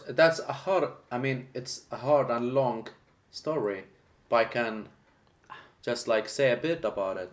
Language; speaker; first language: English; non-native, fluent; Arabic